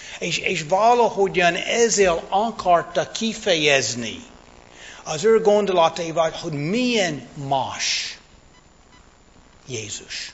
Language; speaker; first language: Hungarian; non-native, fluent; English